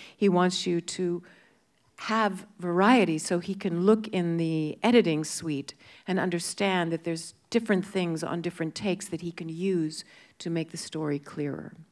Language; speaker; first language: English; native; English